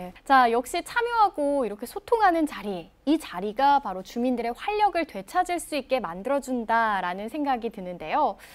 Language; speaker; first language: Korean; native; Korean